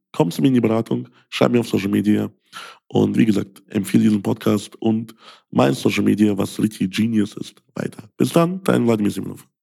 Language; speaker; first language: German; early bilingual, other home language; Russian